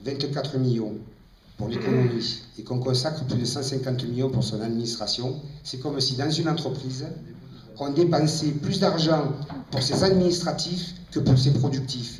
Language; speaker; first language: French; native; French